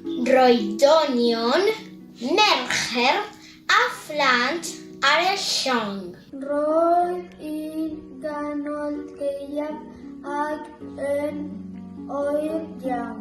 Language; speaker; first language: Welsh; non-native, learner; Spanish